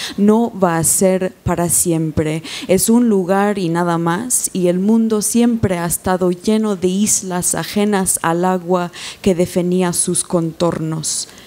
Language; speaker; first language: Spanish; non-native, fluent; English